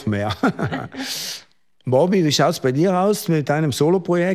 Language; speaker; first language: German; native; German